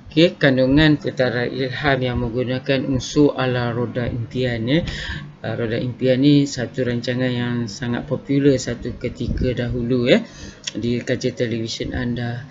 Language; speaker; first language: Malay; native; Malay